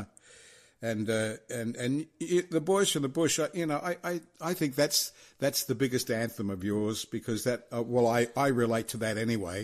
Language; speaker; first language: English; native; English